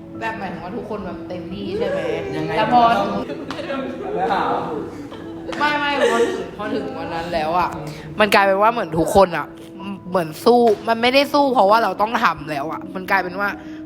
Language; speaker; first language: Thai; native; Thai